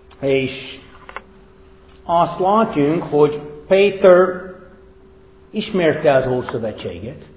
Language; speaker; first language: Hungarian; non-native, fluent; English